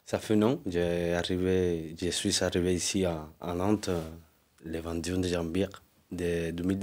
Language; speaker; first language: French; non-native, learner; Spanish